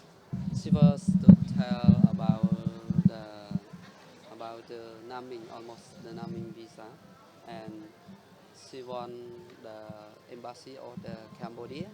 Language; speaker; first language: English; non-native, learner; Khmer